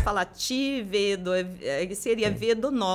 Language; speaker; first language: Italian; non-native, fluent; Portuguese